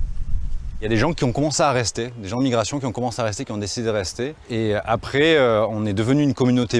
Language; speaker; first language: French; native; French